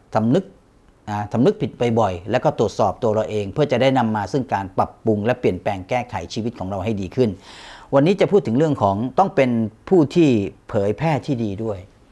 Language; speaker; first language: Thai; native; Thai